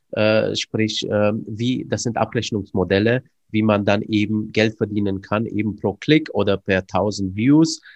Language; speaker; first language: German; early bilingual, other home language; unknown